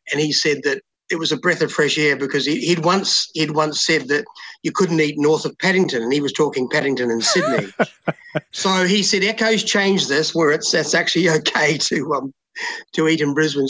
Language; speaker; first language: English; native; English